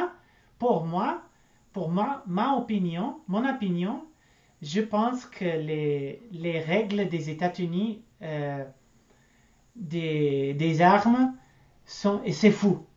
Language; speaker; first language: French; non-native, learner; English